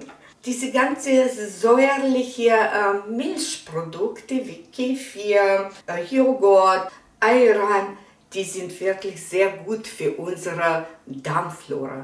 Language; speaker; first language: German; non-native, fluent; Russian